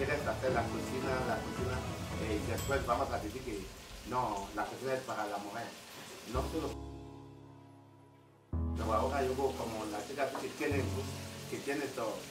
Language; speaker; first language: Spanish; non-native, learner; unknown